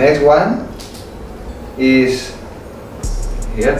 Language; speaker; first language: English; non-native, fluent; Spanish